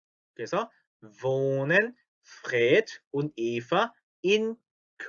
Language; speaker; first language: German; non-native, fluent; Korean